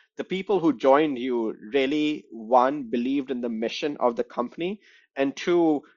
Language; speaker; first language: English; non-native, local second language; Hindi